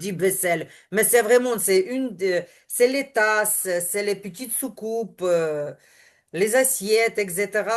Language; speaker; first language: French; non-native, learner; Ukrainian